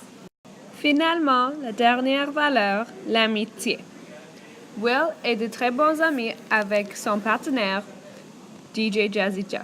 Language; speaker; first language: French; non-native, local second language; English